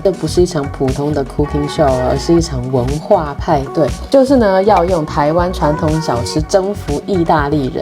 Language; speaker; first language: Chinese; native; Chinese